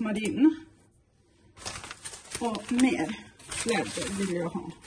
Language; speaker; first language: Swedish; non-native, fluent; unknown